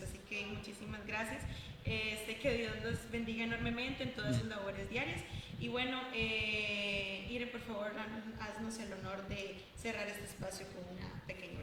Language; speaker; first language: Spanish; native; Spanish